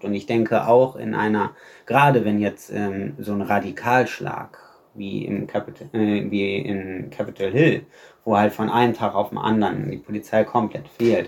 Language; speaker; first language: German; native; German